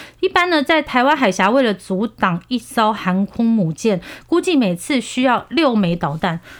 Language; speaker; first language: Chinese; non-native, fluent; Korean